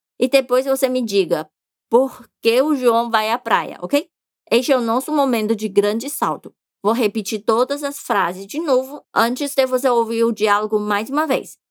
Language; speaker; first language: Portuguese; non-native, fluent; Chinese